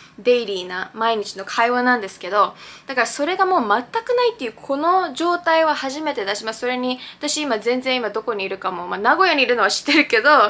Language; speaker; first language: Japanese; early bilingual, heritage; Japanese